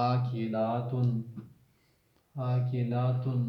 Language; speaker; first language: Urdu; native; Urdu